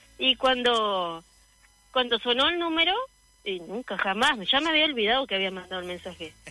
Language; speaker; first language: Spanish; native; Spanish